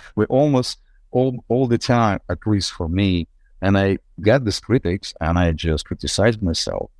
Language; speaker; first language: English; non-native, fluent; Ukrainian